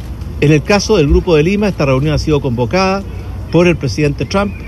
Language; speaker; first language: Spanish; native; Spanish